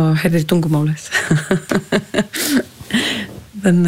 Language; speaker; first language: Icelandic; non-native, fluent; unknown